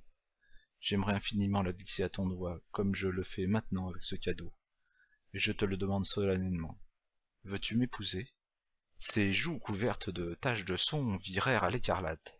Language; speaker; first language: French; native; French